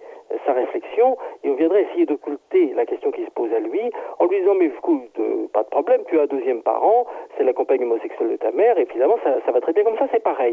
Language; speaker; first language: French; native; French